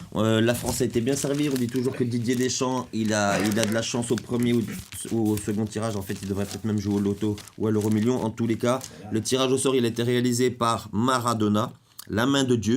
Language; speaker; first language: French; native; French